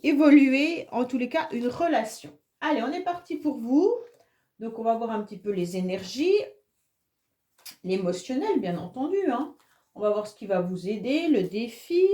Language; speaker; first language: French; native; French